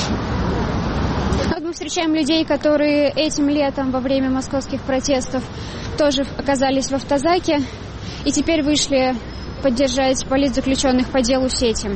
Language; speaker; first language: Russian; native; Russian